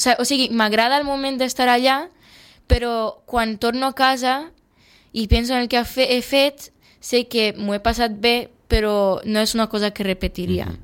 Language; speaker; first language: Catalan; early bilingual, other home language; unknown